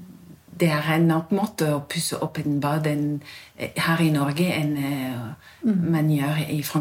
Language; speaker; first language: Norwegian; non-native, fluent; French